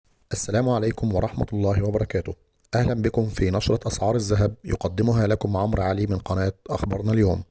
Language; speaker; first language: Arabic; native; Arabic